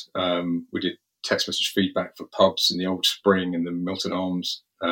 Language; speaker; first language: English; native; English